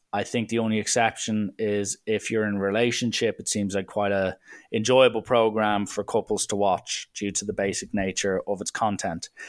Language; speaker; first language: English; native; English